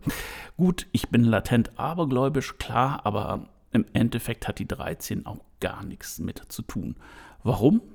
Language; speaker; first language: German; native; German